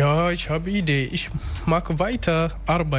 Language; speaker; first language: German; non-native, learner; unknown